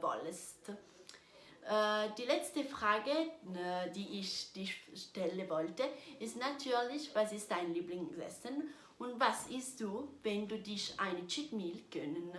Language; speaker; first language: German; non-native, learner; Italian